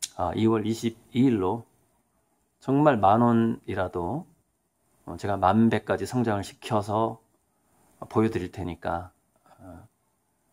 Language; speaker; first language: Korean; native; Korean